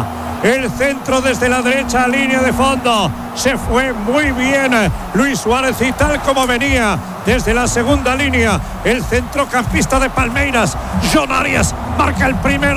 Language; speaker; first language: Spanish; native; Spanish